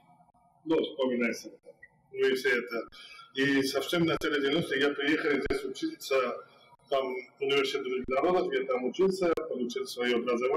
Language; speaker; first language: Russian; non-native, fluent; Urdu